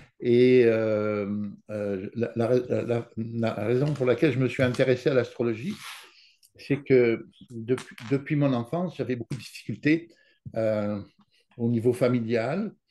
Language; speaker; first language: French; native; French